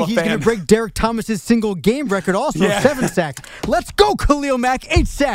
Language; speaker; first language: English; native; English